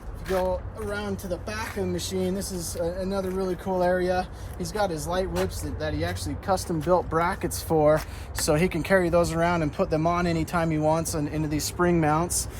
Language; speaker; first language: English; native; English